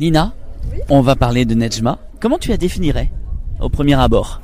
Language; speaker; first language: French; native; French